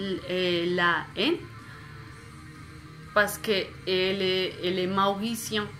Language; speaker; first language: French; non-native, fluent; Spanish